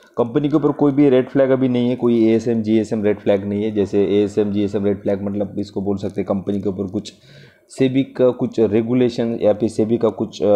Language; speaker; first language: Hindi; non-native, local second language; Marathi